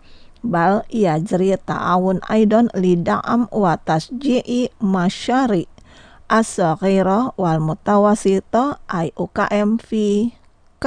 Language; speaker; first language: Arabic; non-native, fluent; Indonesian